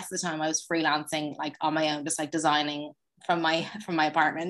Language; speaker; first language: English; native; English